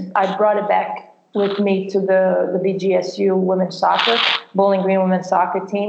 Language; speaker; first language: English; non-native, fluent; Portuguese